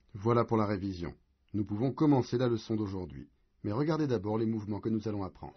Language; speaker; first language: French; non-native, fluent; Chinese